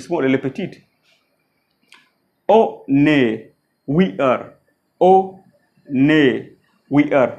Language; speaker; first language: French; non-native, fluent; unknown